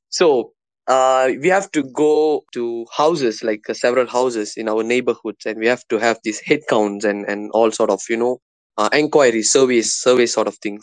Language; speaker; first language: English; non-native, local second language; Tamil